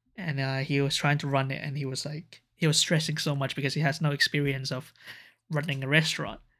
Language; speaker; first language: English; non-native, local second language; Cantonese